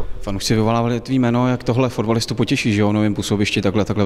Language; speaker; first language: Czech; native; Czech